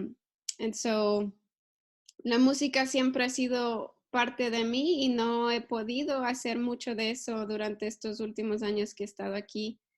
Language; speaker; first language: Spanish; early bilingual, heritage; Spanish